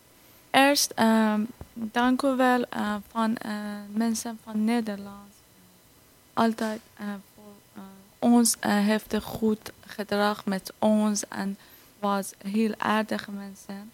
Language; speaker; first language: Dutch; non-native, learner; Persian